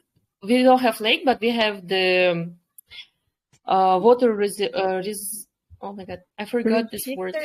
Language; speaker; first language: English; non-native, fluent; Kyrgyz